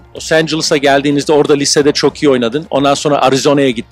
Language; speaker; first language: Turkish; native; Turkish